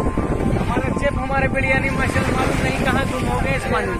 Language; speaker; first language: Hindi; non-native, local second language; Odia